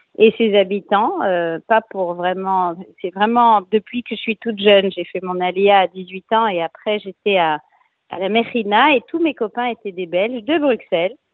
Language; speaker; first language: French; native; French